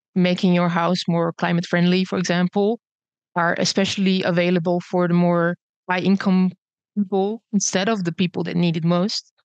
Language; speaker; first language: English; early bilingual, other home language; Bosnian